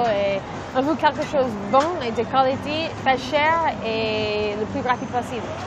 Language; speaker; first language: French; non-native, learner; English